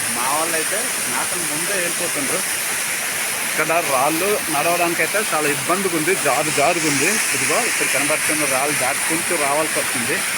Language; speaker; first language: Telugu; non-native, local second language; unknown